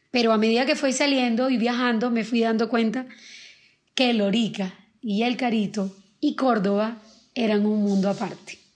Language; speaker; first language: Spanish; native; Spanish